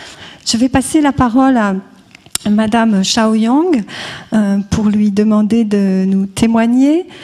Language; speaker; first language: French; native; French